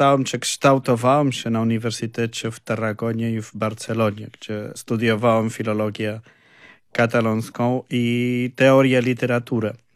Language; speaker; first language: Polish; non-native, fluent; Spanish